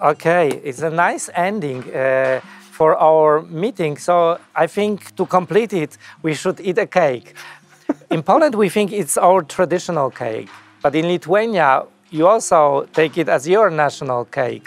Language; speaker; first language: English; non-native, fluent; Polish